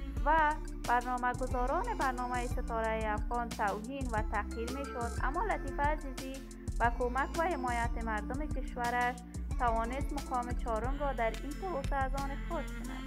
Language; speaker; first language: Persian; native; Persian